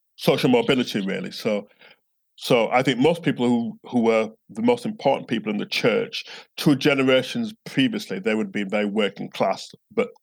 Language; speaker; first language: English; native; English